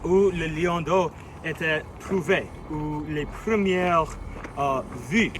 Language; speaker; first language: French; non-native, learner; English